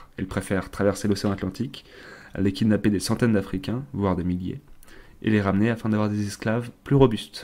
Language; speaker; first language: French; native; French